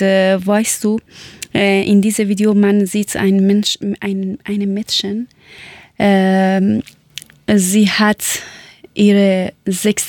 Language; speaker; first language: German; non-native, learner; Persian